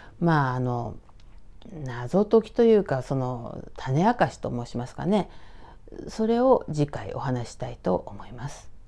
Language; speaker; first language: Japanese; native; Japanese